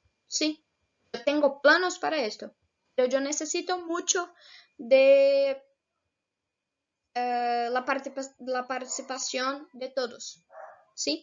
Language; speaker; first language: Spanish; non-native, fluent; Portuguese